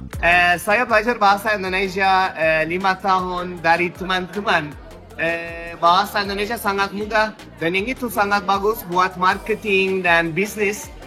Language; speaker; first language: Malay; non-native, fluent; Turkish